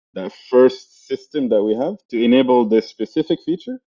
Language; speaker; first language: English; non-native, fluent; Arabic